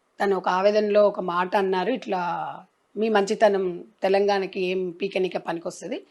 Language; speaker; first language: Telugu; native; Telugu